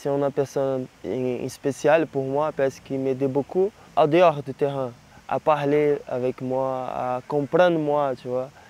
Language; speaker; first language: French; non-native, learner; Portuguese